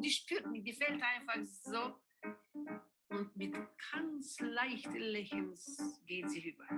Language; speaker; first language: German; non-native, fluent; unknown